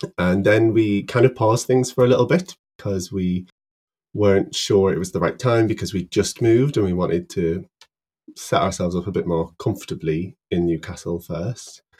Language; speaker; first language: English; native; English